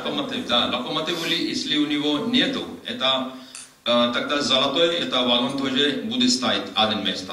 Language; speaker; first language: Russian; non-native, learner; Hindi